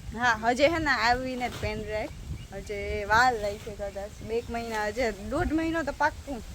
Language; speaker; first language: Gujarati; native; Gujarati